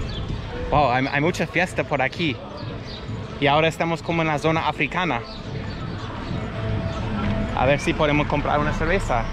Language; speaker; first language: Spanish; non-native, fluent; English